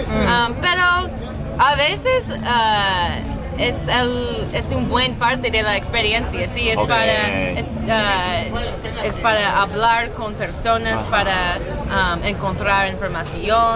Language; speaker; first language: Spanish; non-native, learner; English